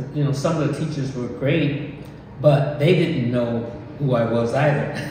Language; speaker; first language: English; native; English